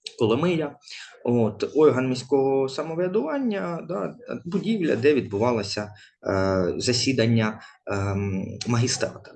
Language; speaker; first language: Ukrainian; native; Ukrainian